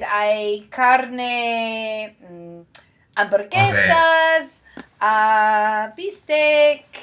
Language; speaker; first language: Spanish; non-native, fluent; English